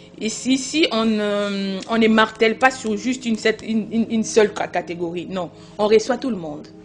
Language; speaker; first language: French; non-native, local second language; Lingala